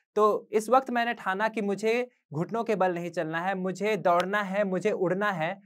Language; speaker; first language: Hindi; native; Hindi